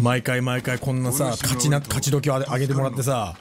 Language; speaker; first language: Japanese; native; Japanese